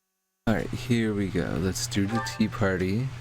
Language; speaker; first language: English; native; English